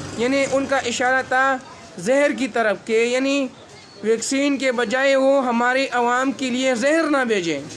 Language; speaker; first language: Urdu; non-native, local second language; Pashto